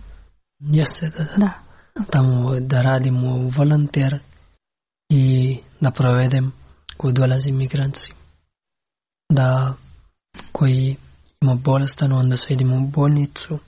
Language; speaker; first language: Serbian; non-native, learner; Pashto